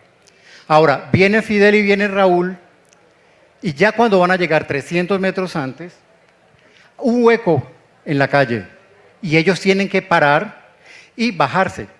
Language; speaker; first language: Spanish; native; Spanish